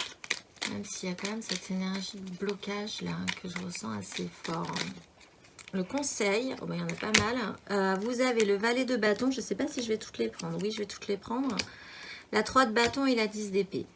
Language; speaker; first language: French; native; French